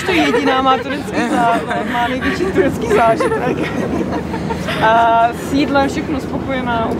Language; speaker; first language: Czech; native; Czech